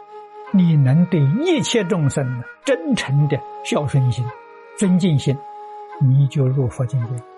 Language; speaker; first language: Chinese; native; Chinese